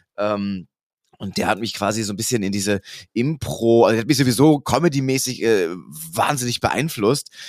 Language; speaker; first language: German; native; German